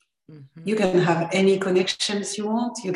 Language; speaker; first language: English; non-native, fluent; French